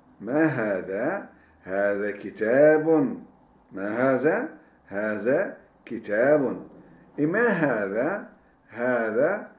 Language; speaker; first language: Arabic; non-native, fluent; Turkish